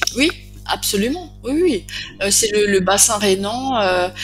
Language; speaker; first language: French; native; French